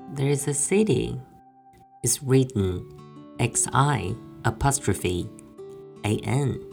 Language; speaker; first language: English; non-native, fluent; Chinese